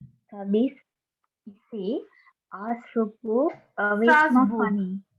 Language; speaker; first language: French; non-native, learner; Sinhala